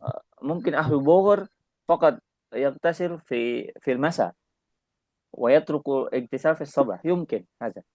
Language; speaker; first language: Arabic; non-native, fluent; Indonesian